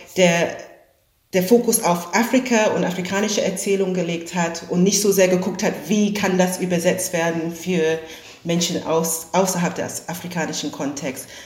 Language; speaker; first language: German; non-native, fluent; English